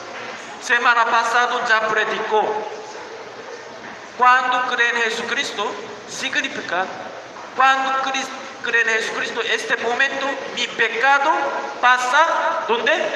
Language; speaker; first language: Spanish; non-native, learner; Korean